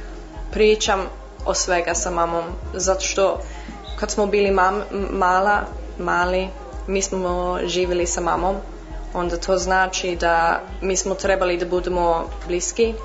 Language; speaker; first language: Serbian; early bilingual, heritage; English